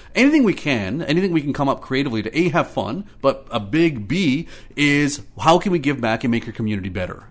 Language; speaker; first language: English; native; English